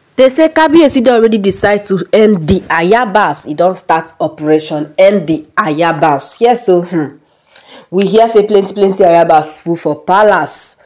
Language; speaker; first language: Nigerian Pidgin; non-native, local second language; Yoruba